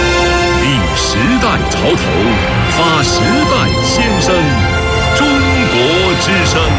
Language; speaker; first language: Chinese; native; Chinese